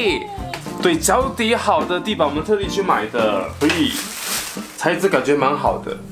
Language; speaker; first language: Chinese; native; Chinese